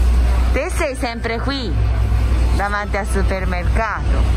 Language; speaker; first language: Italian; non-native, fluent; Japanese